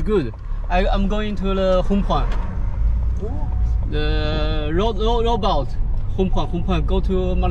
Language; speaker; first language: English; non-native, fluent; Chinese